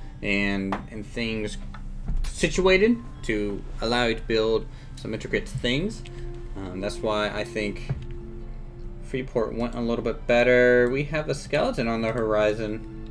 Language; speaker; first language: English; native; English